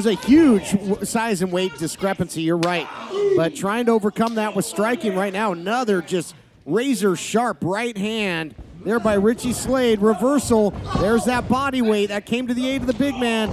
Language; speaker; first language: English; native; English